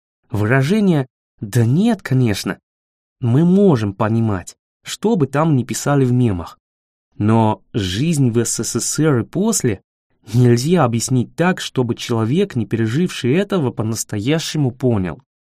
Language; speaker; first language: Russian; non-native, fluent; English